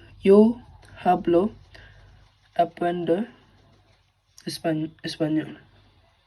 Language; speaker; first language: Spanish; non-native, learner; English